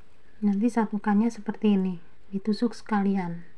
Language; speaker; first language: Indonesian; native; Indonesian